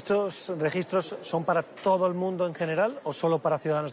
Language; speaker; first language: Spanish; native; Spanish